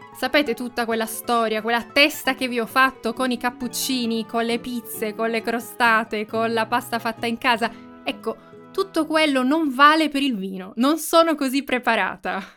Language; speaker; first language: Italian; native; Italian